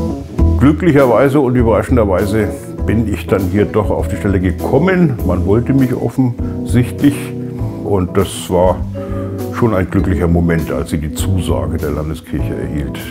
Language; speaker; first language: German; native; German